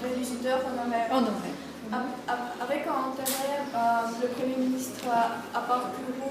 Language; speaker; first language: French; non-native, learner; Russian